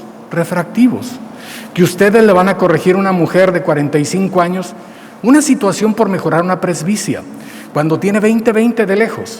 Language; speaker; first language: Spanish; native; Spanish